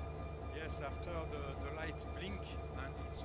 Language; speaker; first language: English; non-native, learner; French